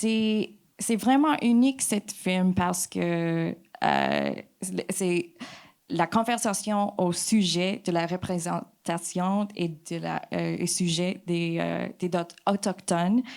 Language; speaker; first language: French; non-native, fluent; English